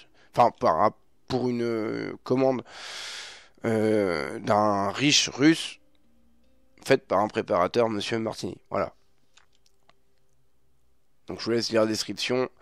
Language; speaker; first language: French; native; French